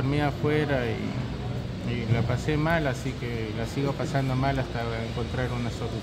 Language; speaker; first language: Spanish; non-native, local second language; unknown